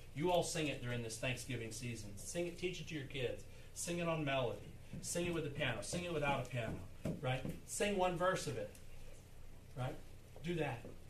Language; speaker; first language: English; native; English